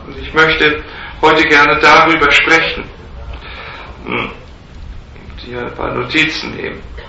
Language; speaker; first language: German; native; German